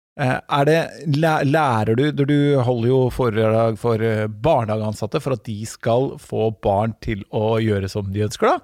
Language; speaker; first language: Norwegian; native; Norwegian